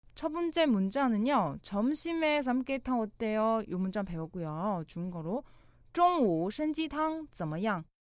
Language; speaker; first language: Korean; non-native, fluent; Chinese